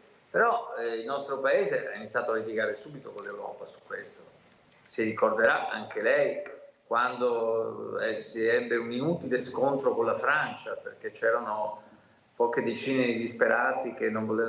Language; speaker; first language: Italian; native; Italian